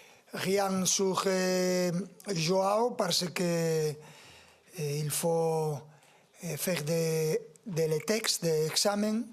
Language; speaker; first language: French; non-native, fluent; Spanish